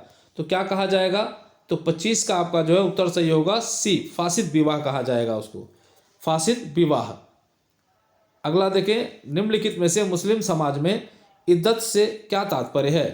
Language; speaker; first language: Hindi; native; Hindi